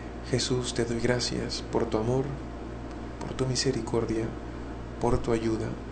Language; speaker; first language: Spanish; native; Spanish